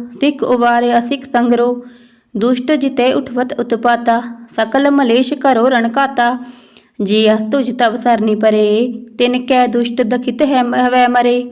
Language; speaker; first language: Hindi; non-native, local second language; Punjabi